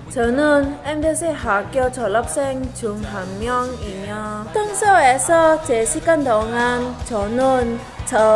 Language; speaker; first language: Korean; non-native, learner; Indonesian